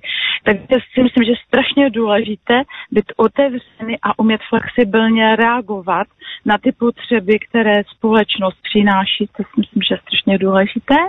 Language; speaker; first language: Czech; non-native, local second language; Polish